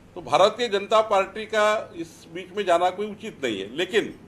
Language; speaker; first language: Hindi; non-native, local second language; Marathi